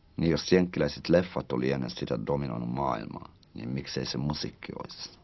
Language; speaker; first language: Finnish; early bilingual, heritage; Finnish